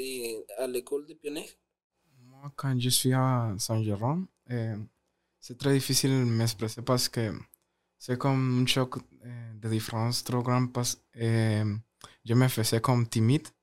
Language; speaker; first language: French; non-native, learner; Spanish